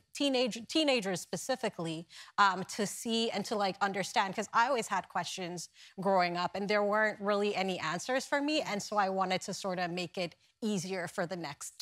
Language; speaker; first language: English; native; English